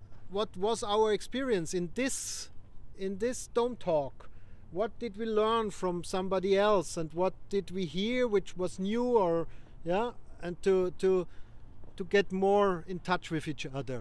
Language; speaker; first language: English; non-native, fluent; German